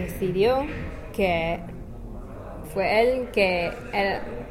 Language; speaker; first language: Spanish; non-native, learner; English